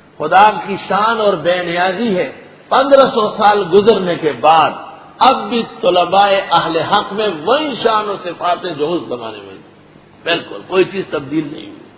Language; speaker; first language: Urdu; non-native, local second language; Pashto